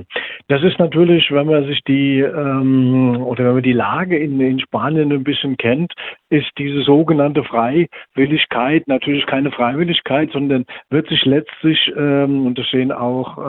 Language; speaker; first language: German; native; German